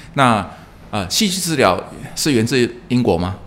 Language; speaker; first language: Chinese; non-native, local second language; Min Nan Chinese